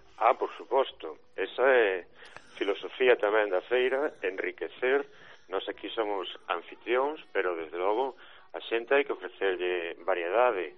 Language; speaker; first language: Galician; native; Galician